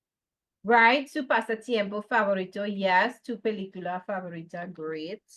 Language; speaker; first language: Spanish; non-native, fluent; English